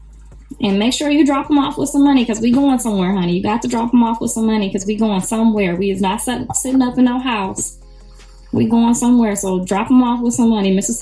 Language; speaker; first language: English; native; English